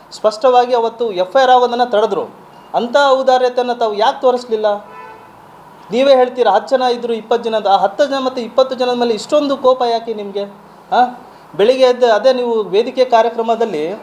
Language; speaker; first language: Kannada; non-native, local second language; Lambadi